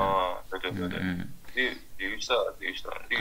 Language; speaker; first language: Chinese; non-native, learner; English